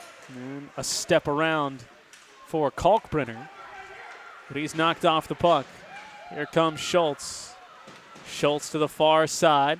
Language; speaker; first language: English; native; English